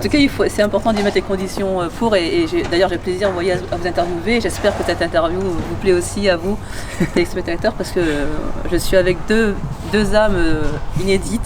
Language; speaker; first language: French; native; French